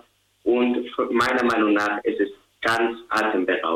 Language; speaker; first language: German; non-native, learner; Spanish